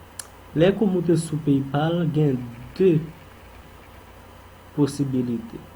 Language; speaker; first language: French; non-native, learner; Haitian Creole